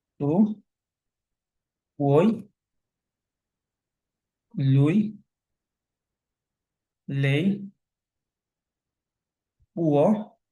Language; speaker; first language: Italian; non-native, fluent; Bangla